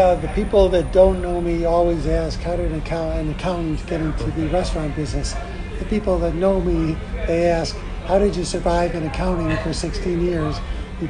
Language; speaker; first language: English; native; English